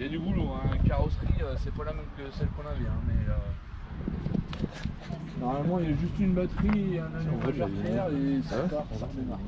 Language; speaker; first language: French; native; French